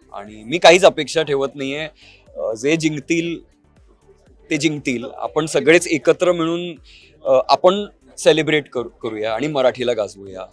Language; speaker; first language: Marathi; non-native, local second language; Malayalam